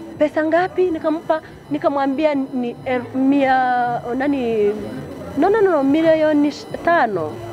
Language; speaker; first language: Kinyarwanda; native; Kinyarwanda